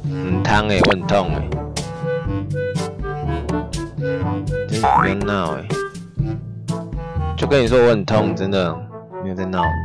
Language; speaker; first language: Chinese; native; Chinese